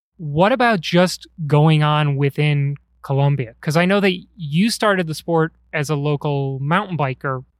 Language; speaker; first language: English; native; English